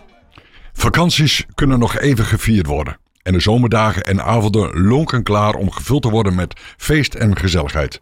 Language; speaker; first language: Dutch; native; Dutch